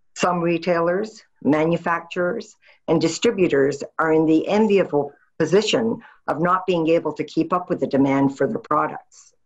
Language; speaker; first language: English; native; English